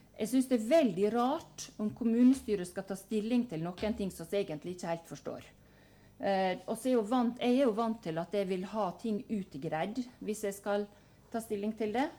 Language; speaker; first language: Norwegian; native; Norwegian